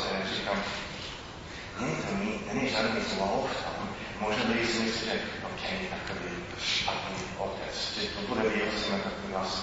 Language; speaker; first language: Czech; non-native, fluent; English